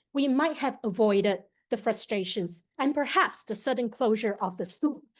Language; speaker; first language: English; non-native, local second language; Chinese